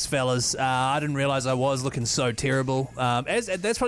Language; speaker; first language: English; native; English